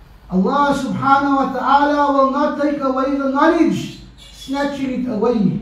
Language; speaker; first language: English; native; English